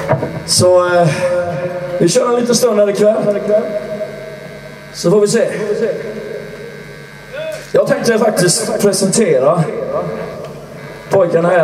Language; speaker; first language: Swedish; native; Swedish